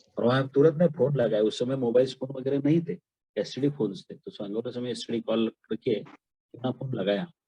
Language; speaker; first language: Hindi; non-native, local second language; Marathi